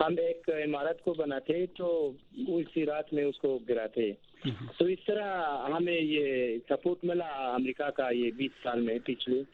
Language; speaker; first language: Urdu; non-native, fluent; Pashto